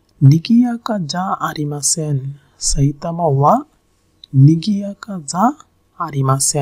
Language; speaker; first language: Japanese; non-native, fluent; Bangla